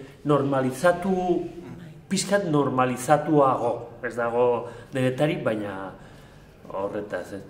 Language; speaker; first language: Basque; non-native, local second language; Spanish